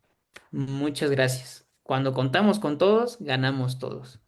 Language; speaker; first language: Spanish; native; Spanish